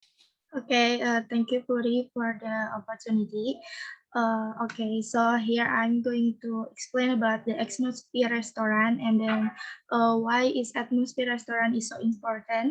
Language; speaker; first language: English; non-native, learner; Indonesian